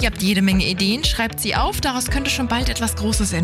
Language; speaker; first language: German; native; German